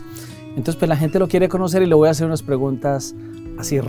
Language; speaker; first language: Spanish; native; Spanish